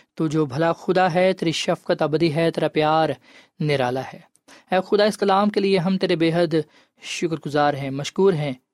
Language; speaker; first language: Urdu; non-native, local second language; Punjabi